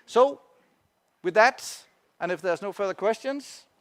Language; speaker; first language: English; non-native, fluent; Danish